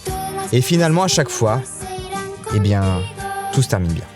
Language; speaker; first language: French; native; French